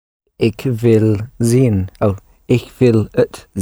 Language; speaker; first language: Dutch; non-native, learner; English